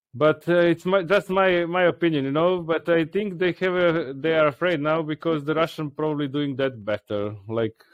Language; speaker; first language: English; non-native, learner; Croatian